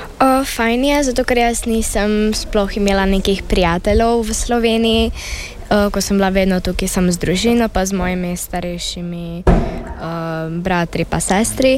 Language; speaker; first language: Slovenian; early bilingual, heritage; Czech